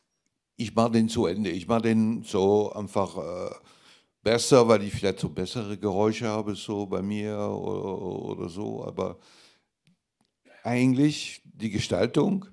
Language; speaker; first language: German; non-native, fluent; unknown